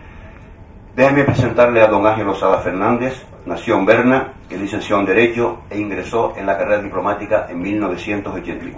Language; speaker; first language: Spanish; native; Spanish